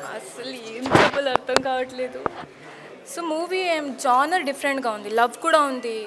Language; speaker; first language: Telugu; non-native, learner; Hindi